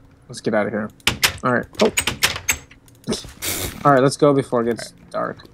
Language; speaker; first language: English; native; English